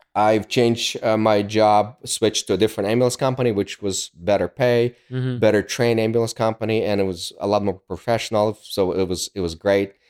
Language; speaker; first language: English; early bilingual, other home language; Ukrainian